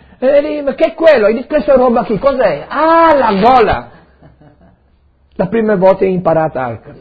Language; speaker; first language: Italian; non-native, learner; Friulian